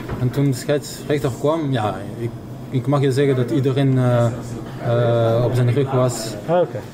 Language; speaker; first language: Dutch; non-native, fluent; French